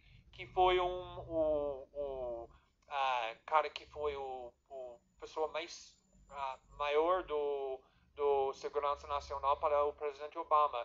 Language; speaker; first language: Portuguese; non-native, fluent; English